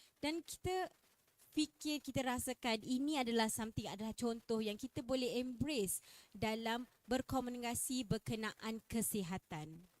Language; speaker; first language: Malay; native; Malay